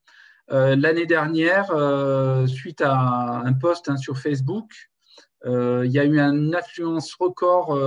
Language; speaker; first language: French; native; French